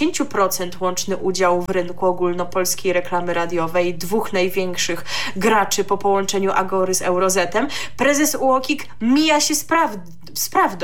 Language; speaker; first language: Polish; native; Polish